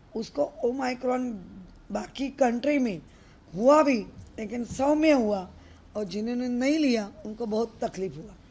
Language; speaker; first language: Hindi; non-native, local second language; Marathi